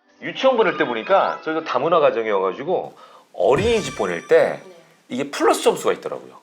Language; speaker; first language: Korean; native; Korean